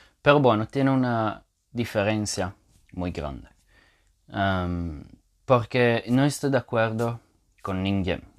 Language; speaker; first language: Spanish; non-native, fluent; Italian